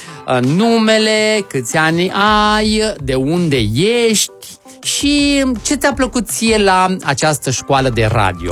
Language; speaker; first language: Romanian; native; Romanian